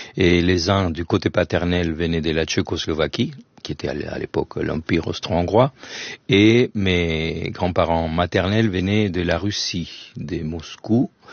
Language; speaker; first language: French; non-native, fluent; Spanish